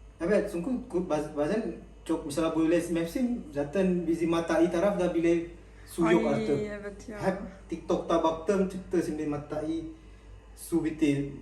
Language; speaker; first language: Turkish; non-native, learner; Indonesian